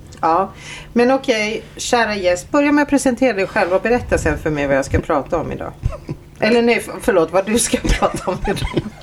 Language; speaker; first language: Swedish; native; Swedish